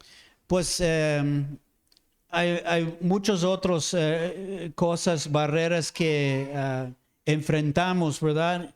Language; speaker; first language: Spanish; non-native, fluent; English